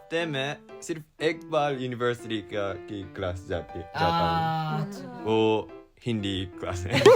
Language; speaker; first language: Hindi; non-native, learner; Japanese